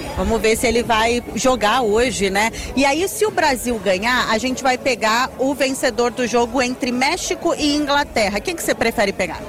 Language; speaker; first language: Portuguese; native; Portuguese